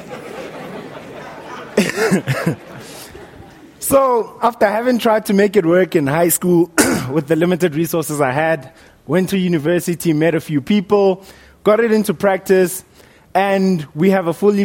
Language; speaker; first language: English; non-native, local second language; Northern Sotho